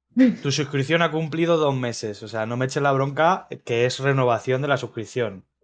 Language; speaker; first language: Spanish; native; Spanish